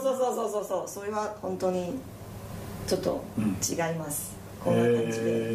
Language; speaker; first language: Japanese; non-native, fluent; Chinese